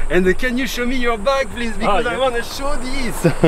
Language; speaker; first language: English; non-native, learner; French